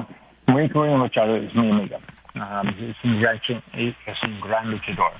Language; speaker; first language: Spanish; non-native, learner; English